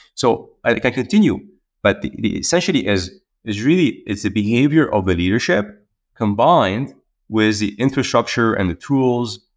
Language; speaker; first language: English; non-native, fluent; Arabic